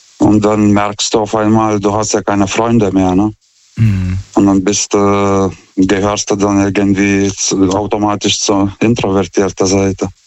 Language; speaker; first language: German; non-native, fluent; Lithuanian